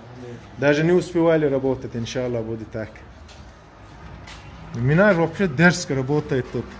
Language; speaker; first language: Russian; non-native, local second language; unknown